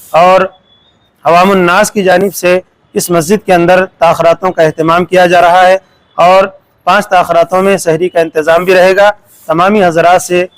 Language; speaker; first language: Urdu; native; Urdu